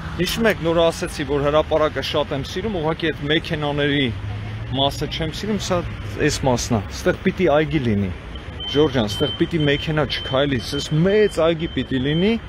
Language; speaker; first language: Armenian; native; Armenian